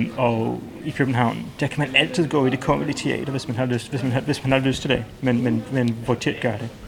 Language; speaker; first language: Danish; non-native, fluent; English